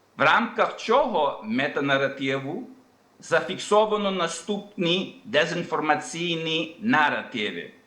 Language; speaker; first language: Ukrainian; early bilingual, heritage; Ukrainian